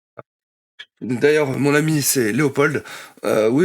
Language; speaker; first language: French; native; French